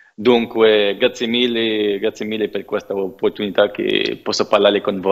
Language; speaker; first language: Italian; non-native, learner; Arabic